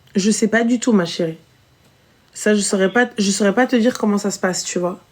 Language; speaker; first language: French; early bilingual, other home language; Arabic